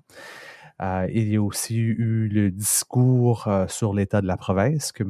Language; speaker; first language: French; native; French